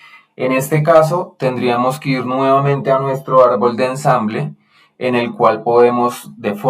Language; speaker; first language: Spanish; native; Spanish